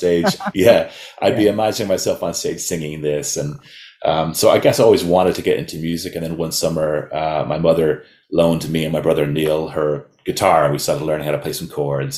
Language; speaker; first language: English; native; English